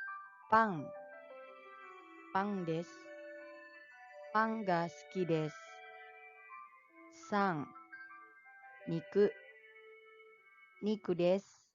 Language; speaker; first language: Japanese; non-native, fluent; Indonesian